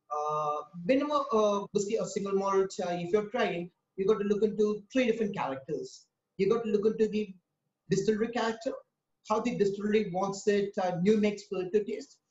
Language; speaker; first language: English; non-native, local second language; Tamil